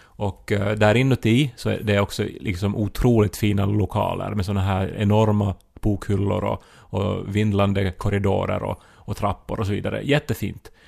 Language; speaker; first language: Swedish; native; Swedish